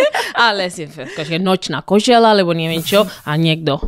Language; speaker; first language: Slovak; non-native, fluent; Spanish